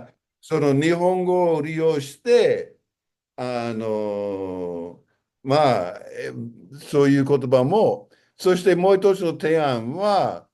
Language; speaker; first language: Japanese; non-native, fluent; English